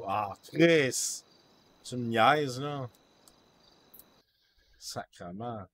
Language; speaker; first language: French; native; French